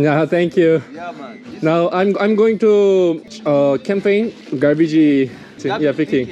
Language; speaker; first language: English; non-native, learner; Korean